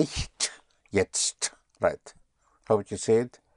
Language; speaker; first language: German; non-native, fluent; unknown